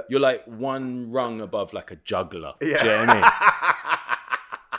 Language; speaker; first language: English; native; English